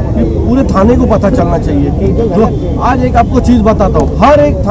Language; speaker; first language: Hindi; non-native, local second language; Marathi